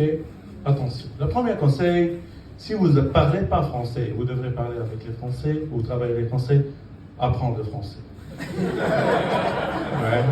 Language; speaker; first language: French; non-native, fluent; Arabic